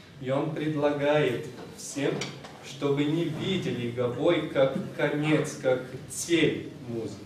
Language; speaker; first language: Russian; non-native, fluent; Portuguese